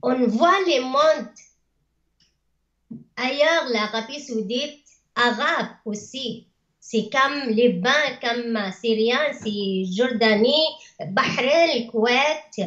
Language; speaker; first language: French; non-native, learner; Arabic